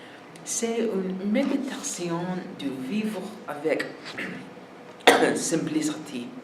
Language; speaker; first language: French; non-native, learner; English